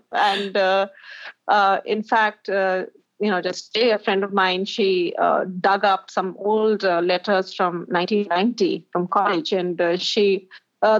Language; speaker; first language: English; non-native, local second language; Hindi